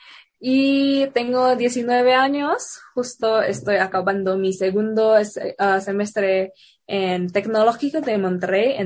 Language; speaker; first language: Spanish; non-native, fluent; Indonesian